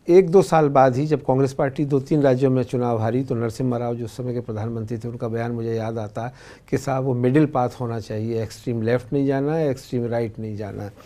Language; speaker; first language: Hindi; native; Hindi